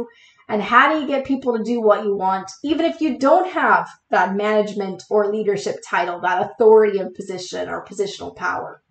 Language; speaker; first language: English; native; English